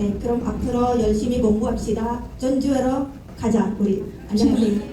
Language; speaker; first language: Korean; non-native, learner; Indonesian